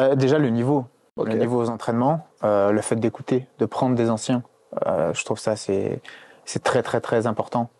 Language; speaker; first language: French; native; French